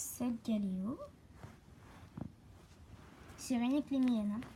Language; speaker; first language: French; native; French